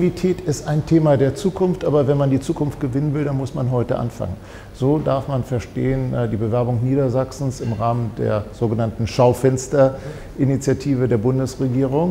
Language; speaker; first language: German; native; German